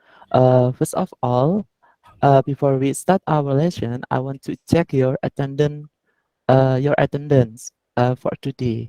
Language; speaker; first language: English; non-native, learner; Indonesian